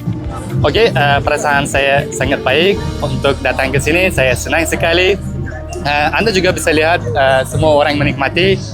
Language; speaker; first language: Indonesian; non-native, learner; Uzbek